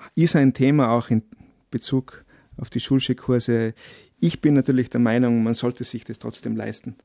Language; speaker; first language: German; native; German